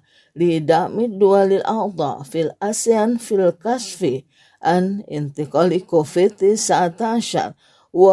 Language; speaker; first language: Arabic; non-native, learner; Indonesian